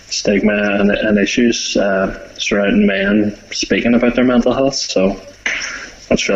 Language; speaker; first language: English; native; English